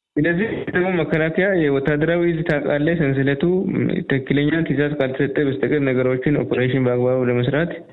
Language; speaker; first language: Amharic; non-native, local second language; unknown